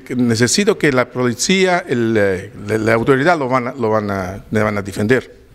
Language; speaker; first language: Spanish; non-native, learner; Italian